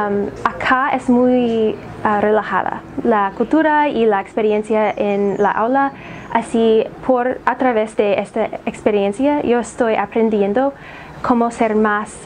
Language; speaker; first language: Spanish; non-native, fluent; English